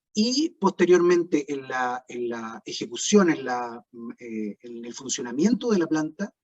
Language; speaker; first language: Spanish; native; Spanish